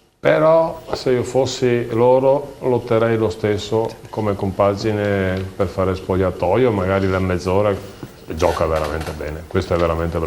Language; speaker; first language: Italian; native; Italian